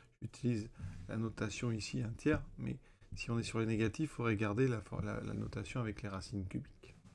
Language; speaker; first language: French; native; French